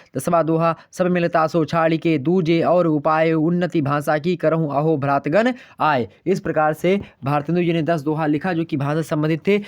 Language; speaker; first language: Hindi; native; Hindi